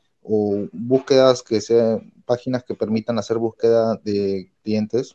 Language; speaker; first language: Spanish; native; Spanish